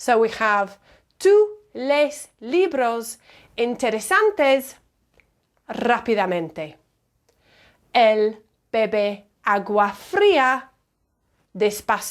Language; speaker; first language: Spanish; non-native, fluent; English